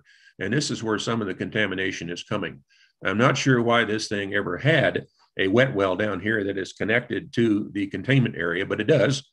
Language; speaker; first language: English; native; English